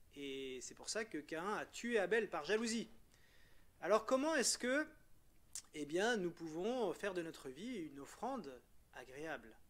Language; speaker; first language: French; native; French